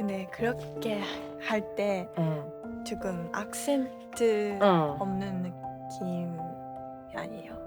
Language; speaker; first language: Korean; non-native, fluent; Japanese